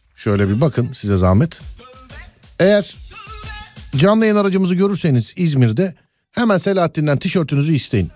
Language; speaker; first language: Turkish; native; Turkish